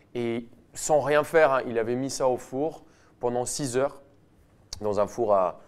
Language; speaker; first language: French; non-native, fluent; Spanish